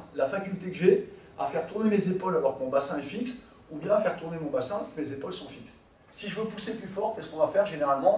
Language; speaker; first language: French; native; French